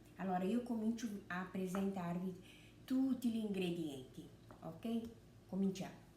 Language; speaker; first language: Italian; non-native, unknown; Portuguese